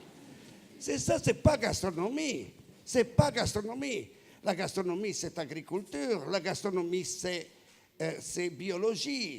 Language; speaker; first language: French; non-native, fluent; Italian